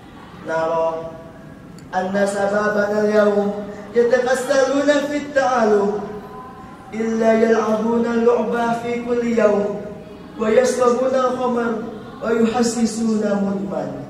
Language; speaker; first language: Arabic; non-native, learner; Indonesian